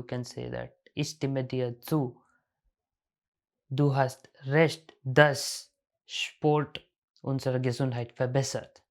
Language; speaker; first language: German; non-native, fluent; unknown